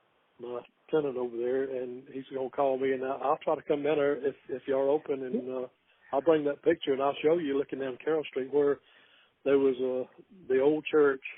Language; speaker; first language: English; native; English